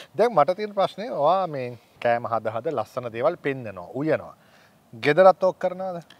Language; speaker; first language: Sinhala; native; Sinhala